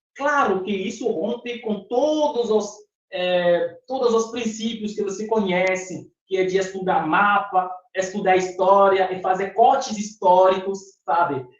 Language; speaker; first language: Portuguese; non-native, fluent; Fon